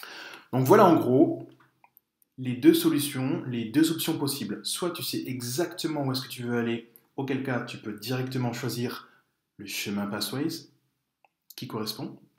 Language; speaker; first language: French; native; French